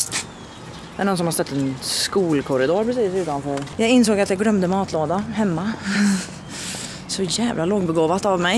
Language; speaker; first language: Swedish; native; Swedish